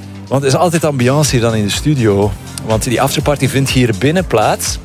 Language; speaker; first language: Dutch; native; Dutch